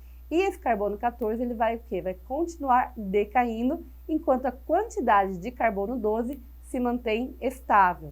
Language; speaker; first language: Portuguese; native; Portuguese